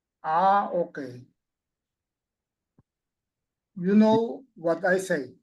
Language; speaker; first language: English; non-native, learner; Spanish